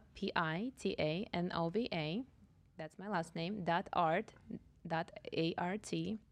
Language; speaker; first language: English; non-native, fluent; Russian